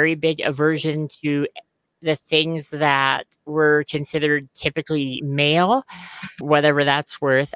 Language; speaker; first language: English; native; English